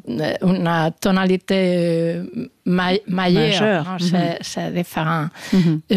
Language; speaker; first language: French; non-native, fluent; Spanish